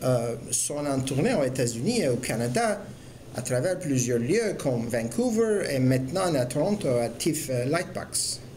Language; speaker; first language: French; non-native, fluent; Turkish